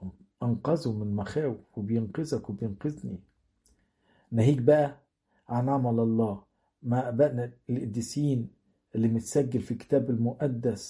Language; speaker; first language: Arabic; native; Arabic